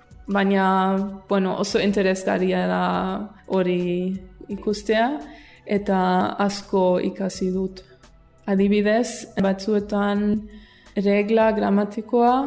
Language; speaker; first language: Basque; non-native, fluent; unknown